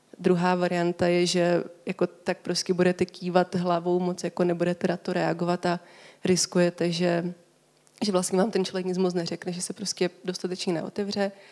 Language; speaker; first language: Czech; native; Czech